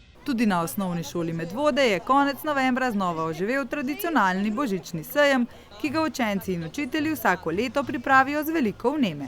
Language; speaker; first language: Slovenian; native; Slovenian